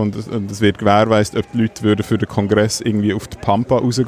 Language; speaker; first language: German; native; German